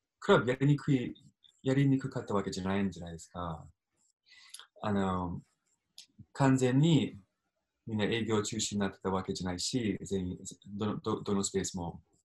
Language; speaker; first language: Japanese; non-native, fluent; English